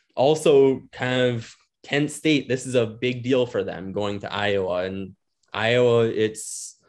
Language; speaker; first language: English; native; English